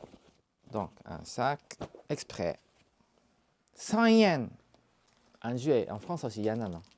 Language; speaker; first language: French; non-native, learner; Japanese